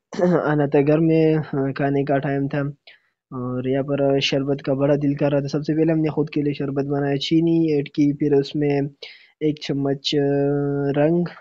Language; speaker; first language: Hindi; native; Hindi